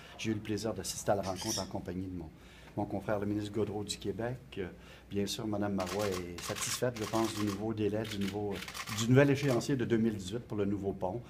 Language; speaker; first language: French; native; French